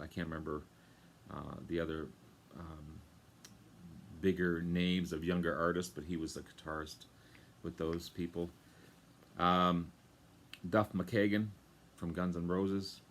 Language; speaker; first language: English; native; English